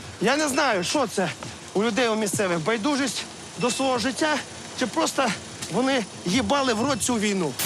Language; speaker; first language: Ukrainian; native; Ukrainian